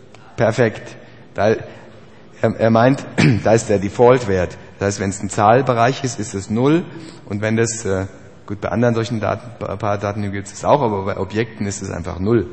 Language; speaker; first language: German; native; German